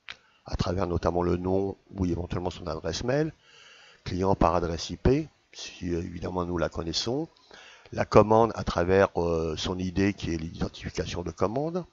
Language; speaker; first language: French; native; French